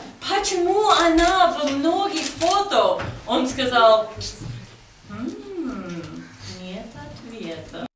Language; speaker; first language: Russian; non-native, fluent; English